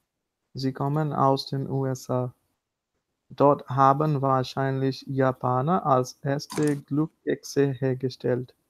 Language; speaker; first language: German; non-native, learner; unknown